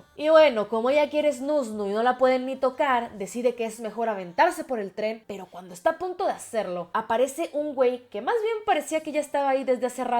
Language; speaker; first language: Spanish; native; Spanish